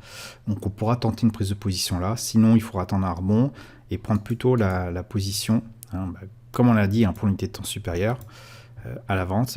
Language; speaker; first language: French; native; French